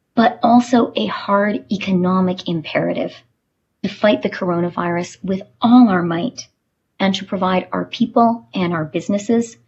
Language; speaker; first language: English; native; English